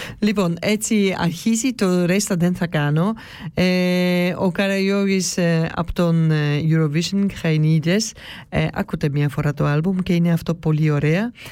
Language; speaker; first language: Greek; early bilingual, heritage; Greek